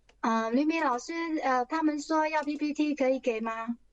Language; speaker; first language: Chinese; early bilingual, heritage; Chinese